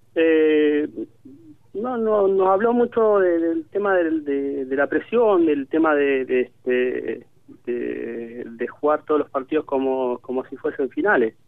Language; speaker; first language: Spanish; native; Spanish